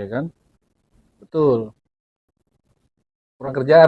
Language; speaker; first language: Indonesian; native; Indonesian